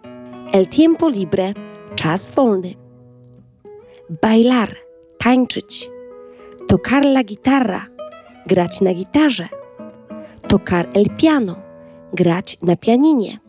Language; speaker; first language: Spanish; non-native, fluent; Polish